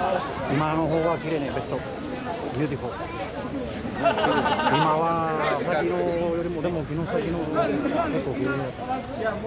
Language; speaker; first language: Japanese; non-native, learner; Spanish